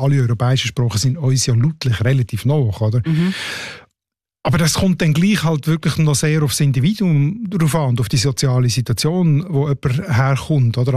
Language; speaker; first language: German; native; German